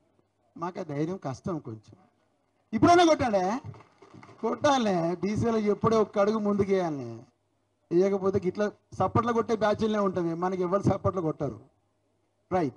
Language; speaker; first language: Telugu; native; Telugu